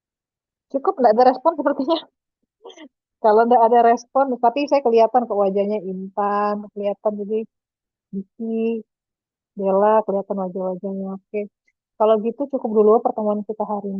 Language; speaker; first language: Indonesian; native; Indonesian